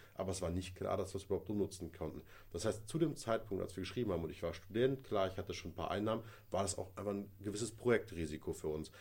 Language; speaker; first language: German; native; German